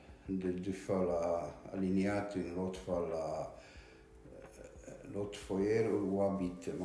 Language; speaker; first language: French; non-native, learner; Romanian